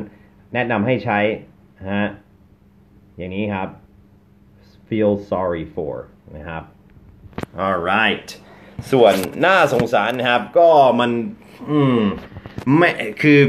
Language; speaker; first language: Thai; non-native, fluent; English